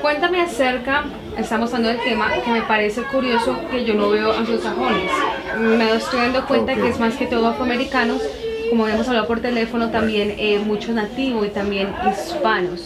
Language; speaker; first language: Spanish; native; Spanish